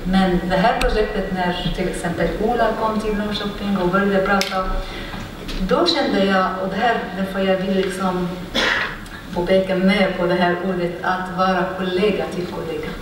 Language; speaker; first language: Swedish; non-native, fluent; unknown